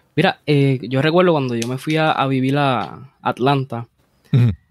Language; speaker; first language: Spanish; native; Spanish